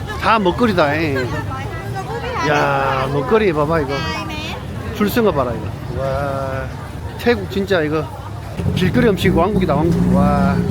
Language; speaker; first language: Korean; native; Korean